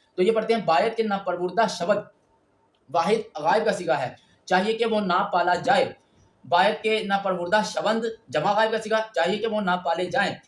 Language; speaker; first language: Urdu; native; Urdu